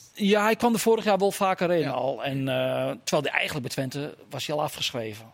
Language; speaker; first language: Dutch; native; Dutch